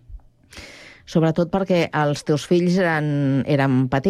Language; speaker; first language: Catalan; native; Catalan